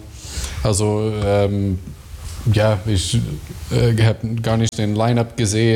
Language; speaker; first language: German; non-native, learner; English